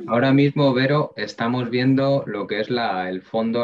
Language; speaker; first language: Spanish; native; Spanish